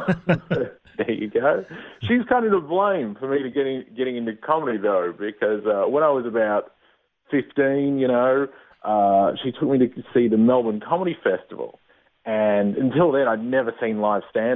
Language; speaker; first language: English; native; English